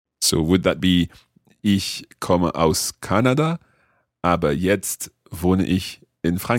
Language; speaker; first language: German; non-native, learner; English